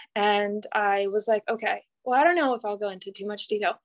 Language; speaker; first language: English; native; English